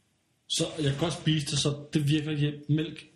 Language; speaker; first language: Danish; native; Danish